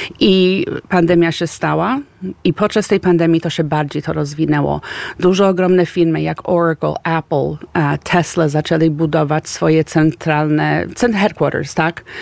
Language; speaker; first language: Polish; early bilingual, heritage; Polish